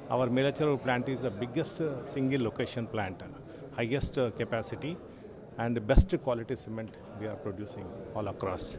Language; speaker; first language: English; non-native, local second language; Telugu